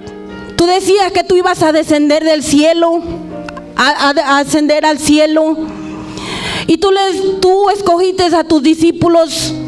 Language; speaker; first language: Spanish; native; Spanish